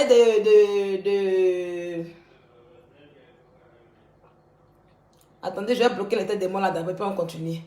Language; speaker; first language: French; native; French